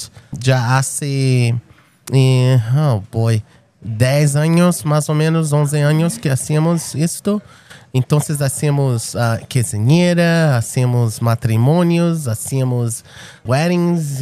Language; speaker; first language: Spanish; non-native, fluent; Portuguese